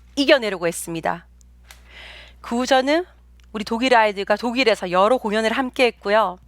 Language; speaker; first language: Korean; native; Korean